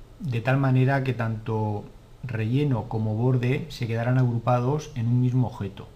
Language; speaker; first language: Spanish; native; Spanish